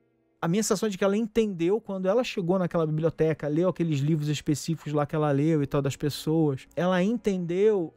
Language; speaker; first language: Portuguese; native; Portuguese